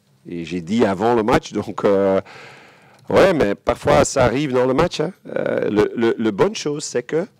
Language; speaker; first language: French; non-native, local second language; Dutch